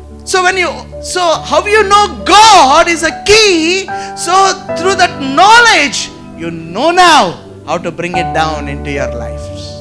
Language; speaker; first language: English; non-native, local second language; Telugu